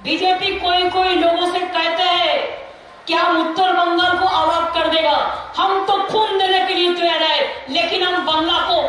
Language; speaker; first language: Hindi; non-native, local second language; Bangla